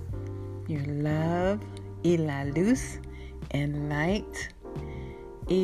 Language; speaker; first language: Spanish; non-native, learner; English